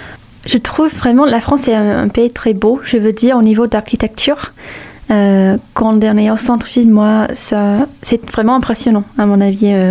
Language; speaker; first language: French; non-native, fluent; English